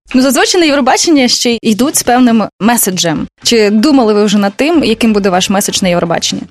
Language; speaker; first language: Ukrainian; native; Ukrainian